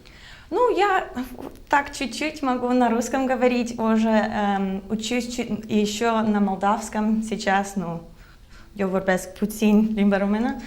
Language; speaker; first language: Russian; non-native, learner; English